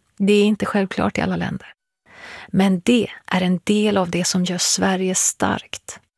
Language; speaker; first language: Swedish; early bilingual, other home language; Persian